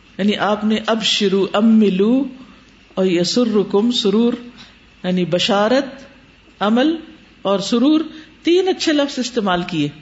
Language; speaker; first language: Urdu; native; Urdu